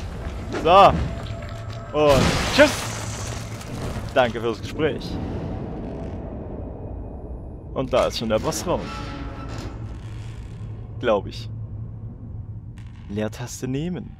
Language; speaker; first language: German; native; German